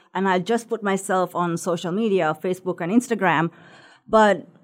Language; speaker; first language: English; non-native, local second language; Sinhala